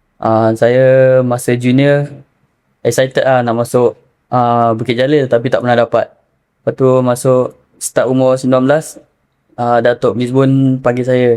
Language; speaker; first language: Malay; native; Malay